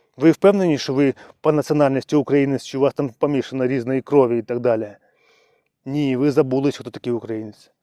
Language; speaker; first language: Ukrainian; non-native, local second language; Russian